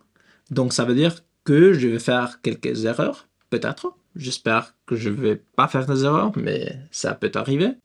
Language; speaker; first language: French; non-native, learner; Spanish